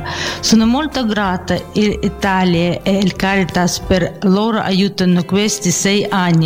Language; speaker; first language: Italian; non-native, fluent; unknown